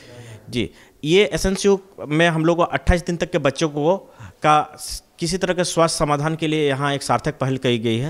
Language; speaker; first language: Hindi; native; Hindi